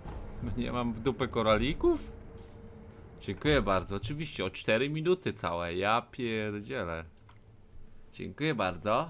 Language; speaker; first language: Polish; native; Polish